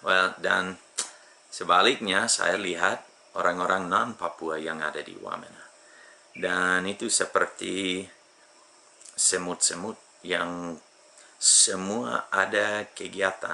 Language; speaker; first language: Indonesian; non-native, fluent; English